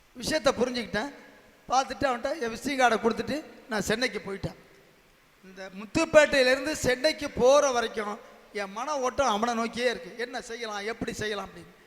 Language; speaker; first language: Tamil; native; Tamil